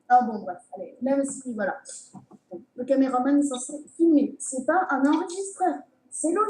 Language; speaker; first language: French; native; French